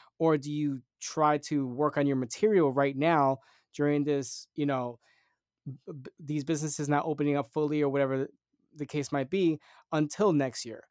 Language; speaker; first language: English; native; English